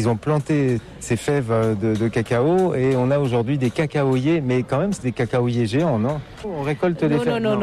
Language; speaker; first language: French; native; French